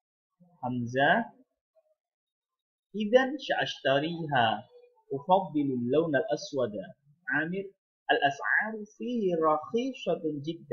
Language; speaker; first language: Arabic; non-native, fluent; Indonesian